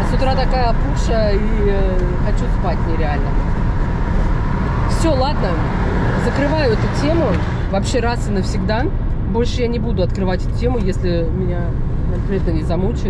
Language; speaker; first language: Russian; native; Russian